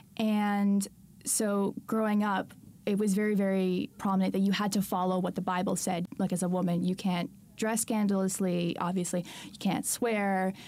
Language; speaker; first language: English; native; English